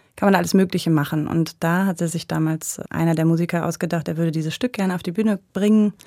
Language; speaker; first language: German; native; German